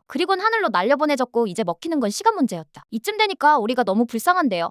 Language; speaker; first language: Korean; native; Korean